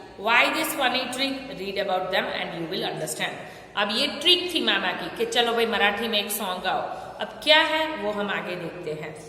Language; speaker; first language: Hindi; non-native, local second language; Gujarati